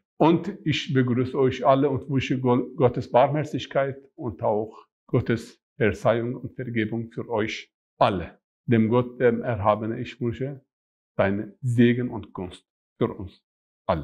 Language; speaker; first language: German; non-native, fluent; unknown